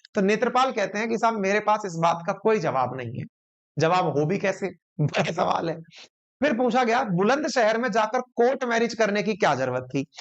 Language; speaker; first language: Hindi; native; Hindi